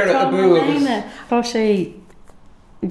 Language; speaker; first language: Irish; non-native, learner; English